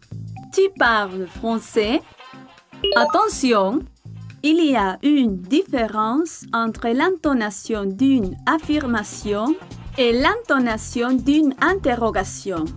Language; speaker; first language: French; non-native, fluent; Spanish